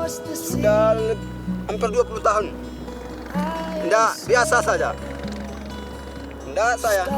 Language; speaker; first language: Indonesian; non-native, local second language; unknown